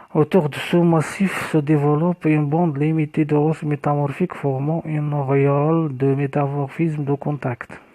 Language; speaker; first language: French; non-native, local second language; Arabic